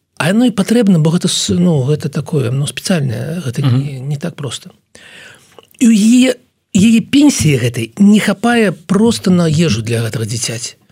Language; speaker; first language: Belarusian; non-native, local second language; Russian